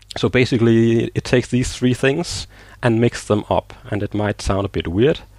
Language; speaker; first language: English; non-native, fluent; Danish